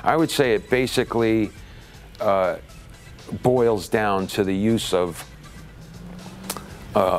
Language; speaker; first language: English; native; English